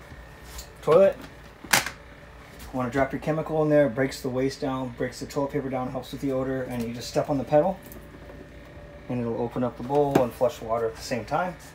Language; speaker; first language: English; native; English